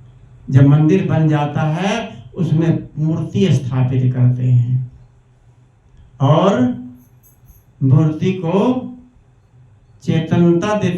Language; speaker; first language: Hindi; native; Hindi